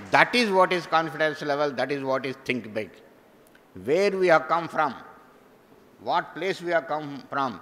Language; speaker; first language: English; non-native, local second language; Telugu